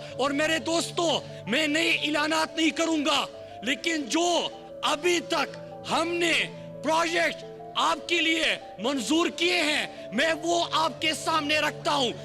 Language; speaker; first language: Urdu; non-native, local second language; Pashto